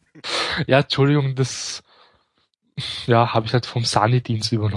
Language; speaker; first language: German; native; German